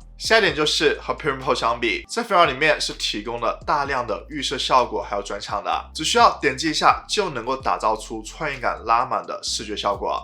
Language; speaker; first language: Chinese; native; Chinese